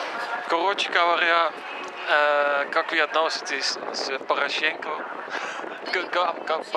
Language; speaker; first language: Russian; non-native, fluent; Dutch